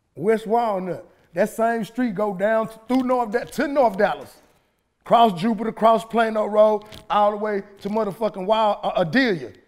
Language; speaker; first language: English; native; English